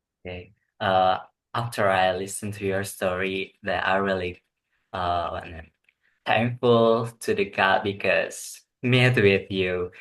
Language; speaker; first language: English; non-native, learner; Indonesian